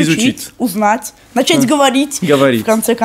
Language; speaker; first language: Russian; native; Russian